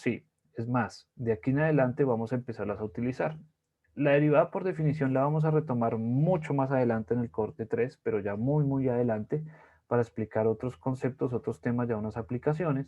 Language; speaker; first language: Spanish; native; Spanish